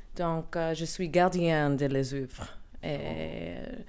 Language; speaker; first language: French; non-native, learner; English